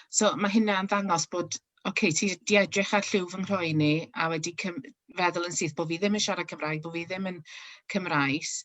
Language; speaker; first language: Welsh; non-native, local second language; English